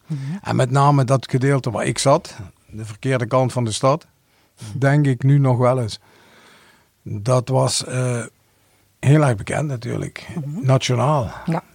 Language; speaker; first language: Dutch; native; Dutch